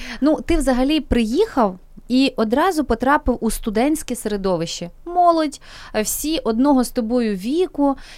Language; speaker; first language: Ukrainian; native; Ukrainian